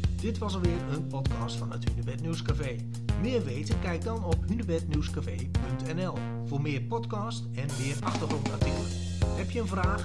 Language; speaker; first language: Dutch; native; Dutch